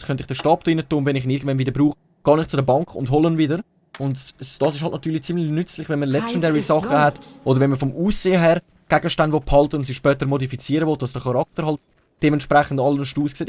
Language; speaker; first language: German; native; German